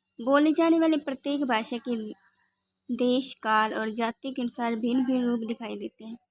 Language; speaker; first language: Hindi; native; Hindi